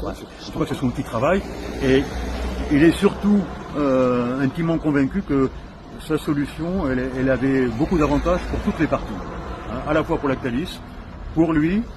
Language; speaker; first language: French; native; French